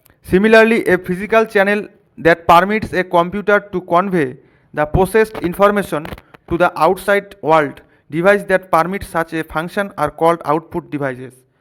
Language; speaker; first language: English; non-native, local second language; Bangla